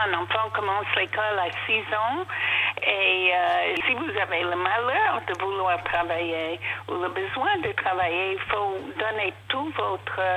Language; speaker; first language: French; non-native, fluent; English